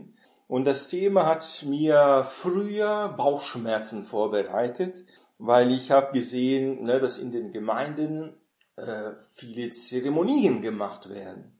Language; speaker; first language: German; non-native, fluent; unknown